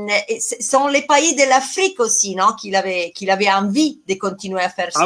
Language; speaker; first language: French; non-native, fluent; Italian